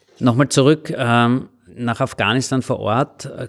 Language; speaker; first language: German; native; German